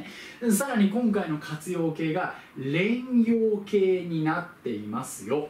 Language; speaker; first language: Japanese; native; Japanese